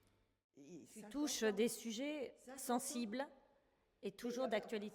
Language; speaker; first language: French; native; French